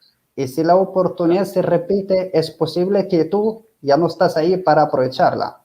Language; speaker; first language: Spanish; non-native, fluent; Arabic